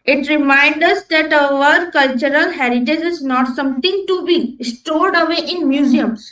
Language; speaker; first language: English; non-native, local second language; Bangla